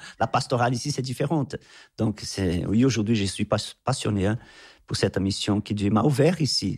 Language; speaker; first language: French; non-native, fluent; Portuguese